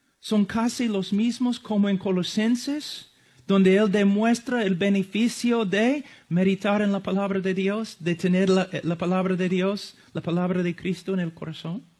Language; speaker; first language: Spanish; non-native, fluent; English